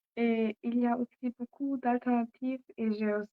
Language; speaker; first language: French; non-native, learner; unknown